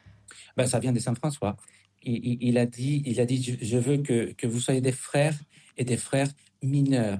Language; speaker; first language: French; non-native, fluent; Spanish